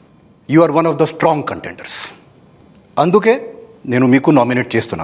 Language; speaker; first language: Telugu; non-native, fluent; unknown